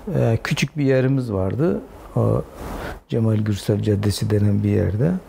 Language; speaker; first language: Turkish; non-native, local second language; Zaza